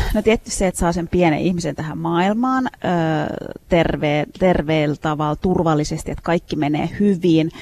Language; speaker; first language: Finnish; early bilingual, other home language; Turkish